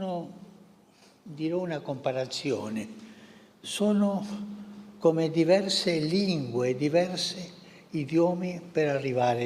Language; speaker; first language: Italian; early bilingual, heritage; Spanish